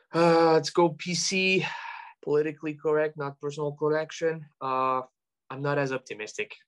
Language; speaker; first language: English; non-native, fluent; French